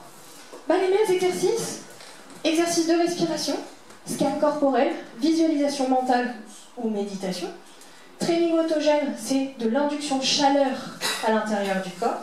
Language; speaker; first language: French; native; French